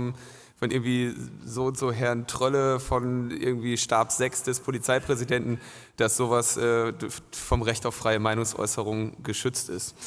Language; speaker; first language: German; native; German